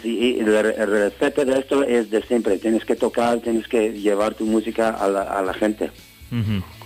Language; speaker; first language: Spanish; non-native, learner; English